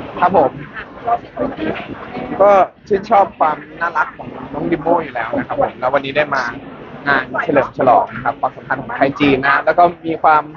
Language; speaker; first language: Thai; native; Thai